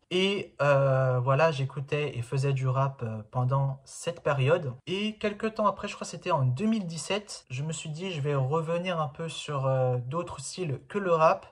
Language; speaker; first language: French; native; French